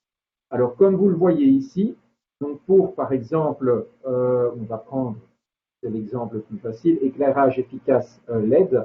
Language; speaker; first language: French; native; French